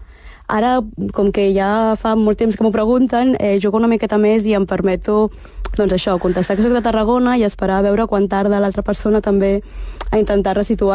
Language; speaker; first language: Catalan; early bilingual, heritage; Catalan